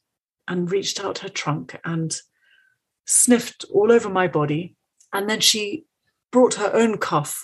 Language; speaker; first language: English; native; English